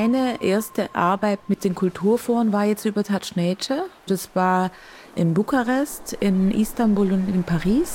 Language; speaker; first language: German; native; German